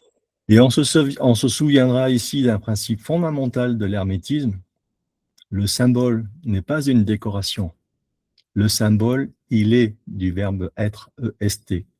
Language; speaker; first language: French; native; French